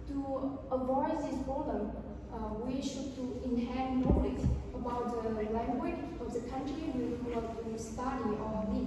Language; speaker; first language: English; non-native, learner; Vietnamese